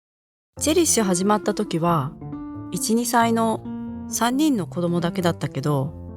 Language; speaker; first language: Japanese; native; Japanese